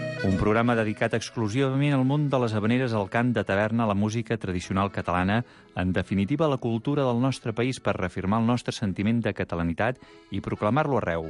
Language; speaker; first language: Catalan; native; Catalan